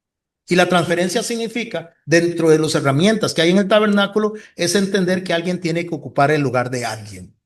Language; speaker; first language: Spanish; native; Spanish